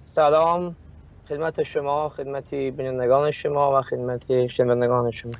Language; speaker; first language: Persian; native; Persian